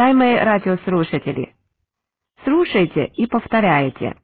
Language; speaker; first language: Russian; non-native, fluent; Chinese